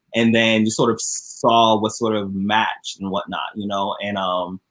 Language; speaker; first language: English; native; English